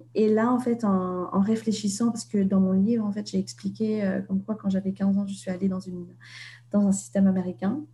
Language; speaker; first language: French; non-native, fluent; Vietnamese